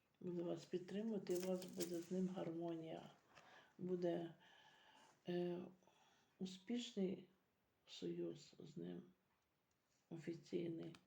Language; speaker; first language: Ukrainian; native; Ukrainian